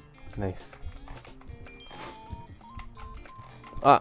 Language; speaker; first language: Japanese; non-native, learner; Chinese